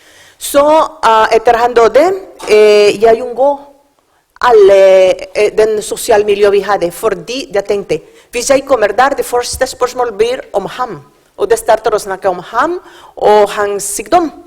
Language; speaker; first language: Norwegian; non-native, learner; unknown